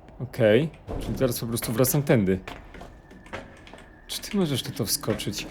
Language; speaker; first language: Polish; native; Polish